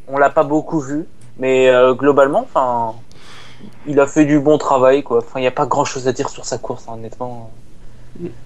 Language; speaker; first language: French; native; French